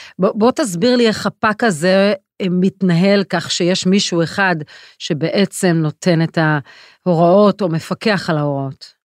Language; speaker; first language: Hebrew; native; Hebrew